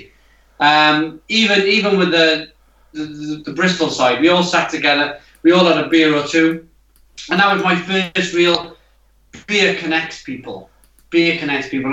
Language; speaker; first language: English; native; English